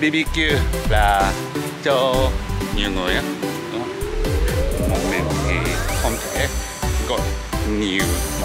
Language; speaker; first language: Vietnamese; non-native, learner; Japanese